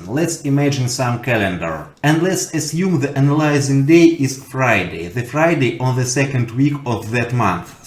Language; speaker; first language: English; non-native, fluent; Russian